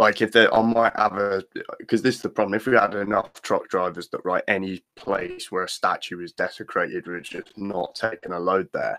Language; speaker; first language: English; native; English